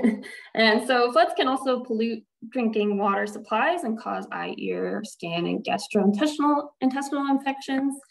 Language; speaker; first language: English; native; English